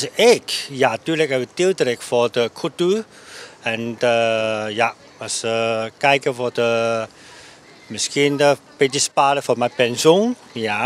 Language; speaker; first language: Dutch; non-native, fluent; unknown